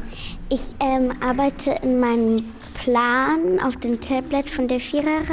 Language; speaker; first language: German; early bilingual, other home language; Arabic